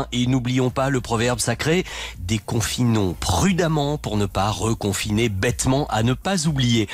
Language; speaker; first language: French; native; French